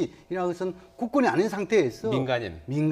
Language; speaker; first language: Korean; native; Korean